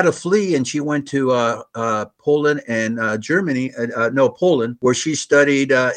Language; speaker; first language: English; native; English